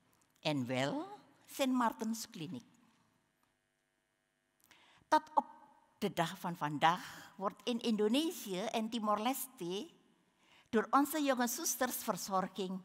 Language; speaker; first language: Dutch; non-native, learner; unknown